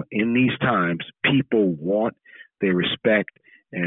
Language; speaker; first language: English; native; English